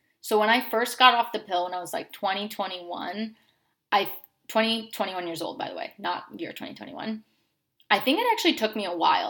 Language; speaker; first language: English; native; English